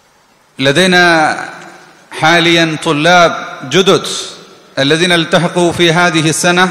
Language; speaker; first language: Arabic; non-native, fluent; Malayalam